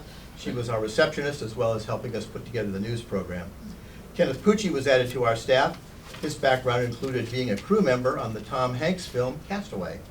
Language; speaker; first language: English; native; English